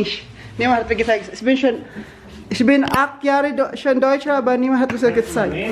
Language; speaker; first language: German; non-native, learner; Filipino